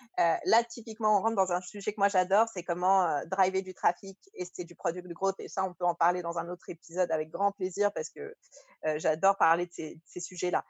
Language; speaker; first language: French; early bilingual, other home language; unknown